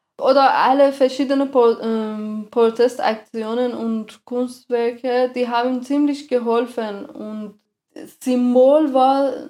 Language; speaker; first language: German; non-native, fluent; Persian